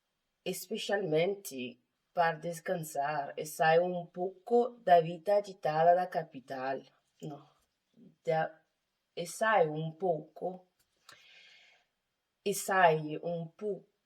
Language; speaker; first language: Portuguese; non-native, learner; English